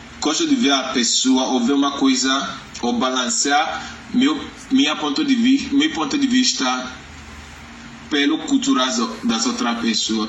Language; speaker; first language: Portuguese; non-native, learner; Yoruba